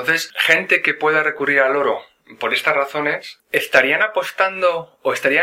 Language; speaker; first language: Spanish; native; Spanish